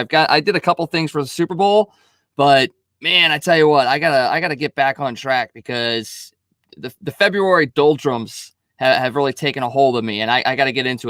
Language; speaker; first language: English; native; English